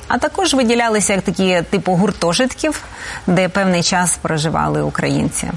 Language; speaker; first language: Ukrainian; native; Ukrainian